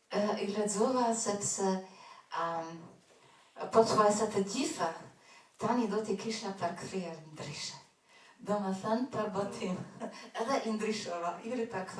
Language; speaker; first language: Albanian; non-native, fluent; German